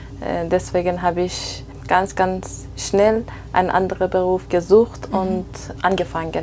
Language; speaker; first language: German; non-native, fluent; Persian